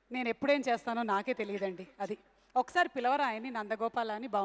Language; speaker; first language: Telugu; native; Telugu